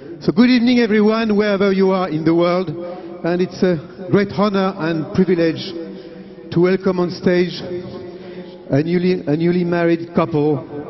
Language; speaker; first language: English; non-native, fluent; French